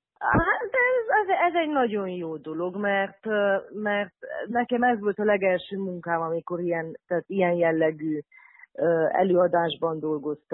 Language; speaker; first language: Hungarian; native; Hungarian